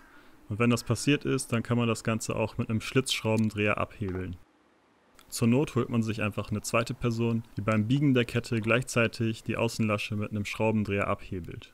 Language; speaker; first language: German; native; German